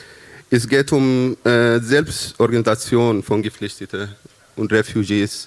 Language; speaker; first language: German; non-native, fluent; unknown